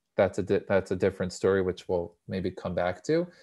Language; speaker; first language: English; native; English